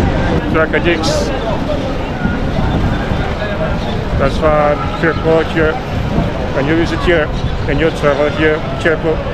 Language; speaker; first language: English; non-native, learner; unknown